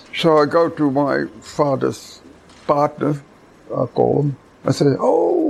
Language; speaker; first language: English; non-native, fluent; Dutch